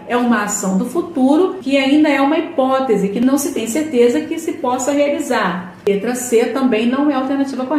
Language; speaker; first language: Portuguese; native; Portuguese